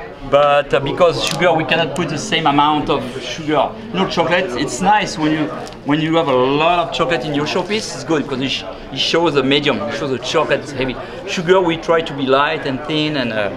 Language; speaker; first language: English; non-native, fluent; French